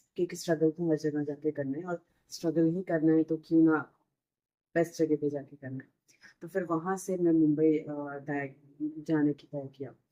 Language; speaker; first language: Hindi; non-native, local second language; Bangla